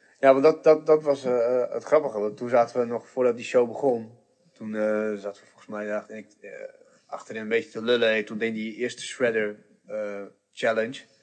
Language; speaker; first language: Dutch; early bilingual, other home language; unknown